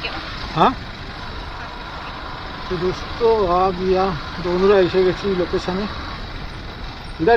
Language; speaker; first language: Hindi; non-native, local second language; Bangla